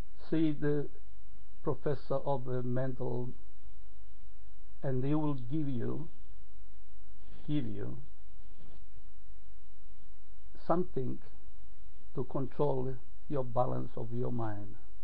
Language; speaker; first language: English; non-native, fluent; Italian